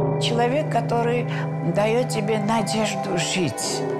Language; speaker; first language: Russian; non-native, fluent; Georgian